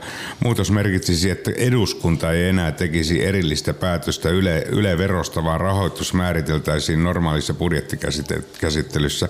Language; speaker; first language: Finnish; native; Finnish